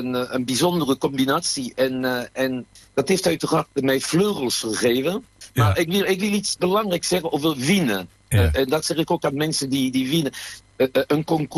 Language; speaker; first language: Dutch; non-native, fluent; French